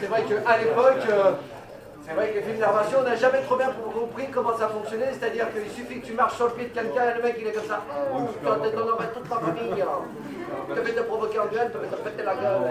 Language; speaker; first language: French; native; French